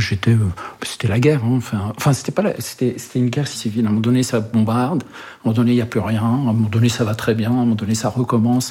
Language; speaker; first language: French; early bilingual, other home language; Arabic